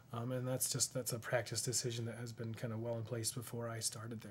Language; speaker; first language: English; native; English